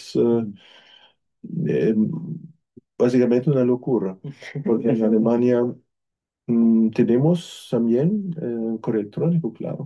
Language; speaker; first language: Spanish; non-native, fluent; German